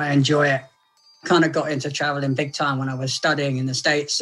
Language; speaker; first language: English; native; English